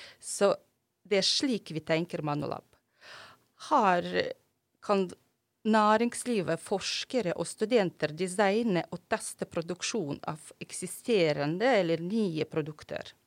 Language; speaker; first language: Norwegian; non-native, fluent; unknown